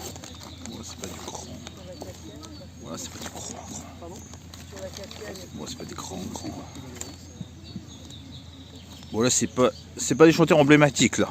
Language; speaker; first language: French; native; French